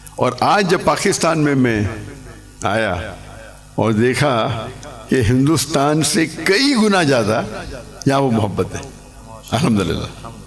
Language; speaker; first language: Urdu; non-native, local second language; English